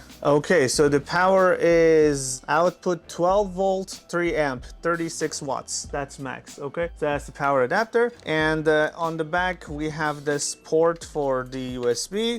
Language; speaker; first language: English; non-native, fluent; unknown